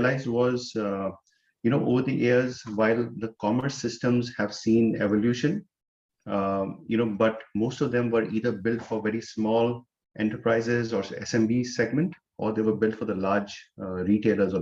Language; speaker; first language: English; non-native, local second language; Hindi